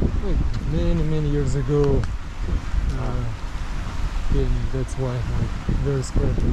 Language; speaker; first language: English; non-native, learner; Bashkir